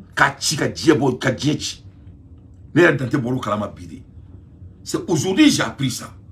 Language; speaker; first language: French; non-native, local second language; Bambara